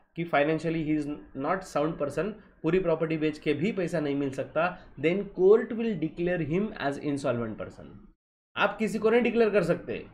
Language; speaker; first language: Hindi; non-native, local second language; Marathi